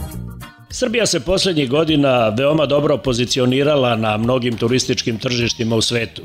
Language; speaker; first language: Serbian; native; Serbian